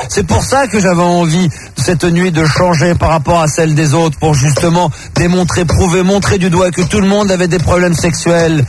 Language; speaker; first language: French; native; French